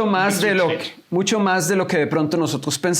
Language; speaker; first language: Spanish; native; Spanish